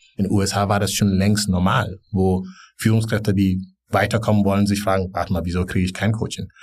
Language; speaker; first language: German; non-native, fluent; Wolof